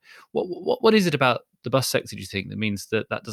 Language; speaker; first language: English; native; English